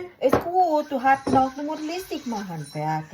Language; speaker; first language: German; non-native, learner; Thai